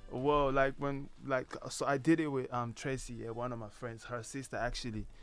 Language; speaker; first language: English; non-native, local second language; Nyanja